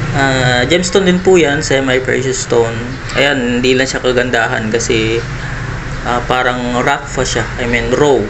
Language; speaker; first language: Filipino; non-native, local second language; Iloko